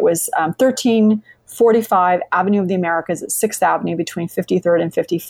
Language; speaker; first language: English; native; English